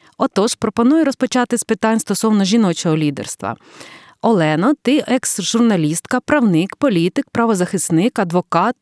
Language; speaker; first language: Ukrainian; native; Ukrainian